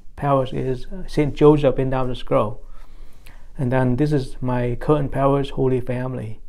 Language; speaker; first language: English; non-native, fluent; Vietnamese